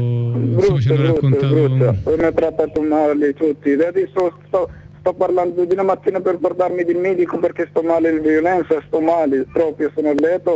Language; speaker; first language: Italian; non-native, learner; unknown